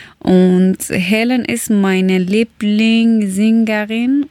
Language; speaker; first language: German; non-native, learner; Persian